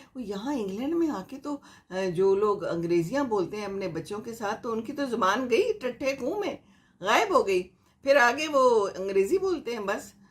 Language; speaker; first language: Urdu; native; Urdu